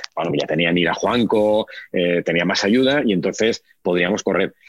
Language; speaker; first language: Spanish; native; Spanish